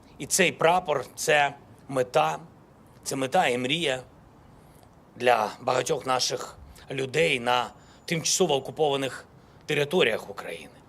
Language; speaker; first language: Ukrainian; non-native, local second language; Russian